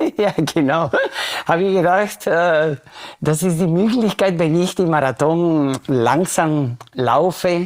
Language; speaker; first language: German; non-native, fluent; Spanish